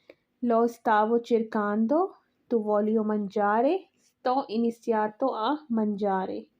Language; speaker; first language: Italian; non-native, learner; Urdu